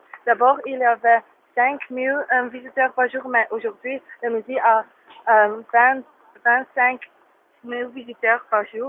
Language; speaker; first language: French; non-native, learner; Dutch